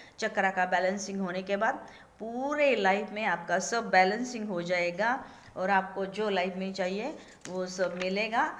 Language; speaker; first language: Hindi; non-native, local second language; Marathi